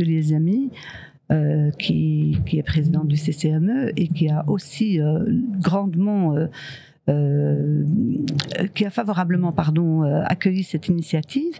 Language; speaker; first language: French; early bilingual, other home language; Riffian